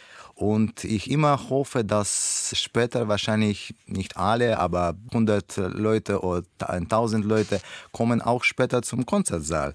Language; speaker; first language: German; non-native, learner; Russian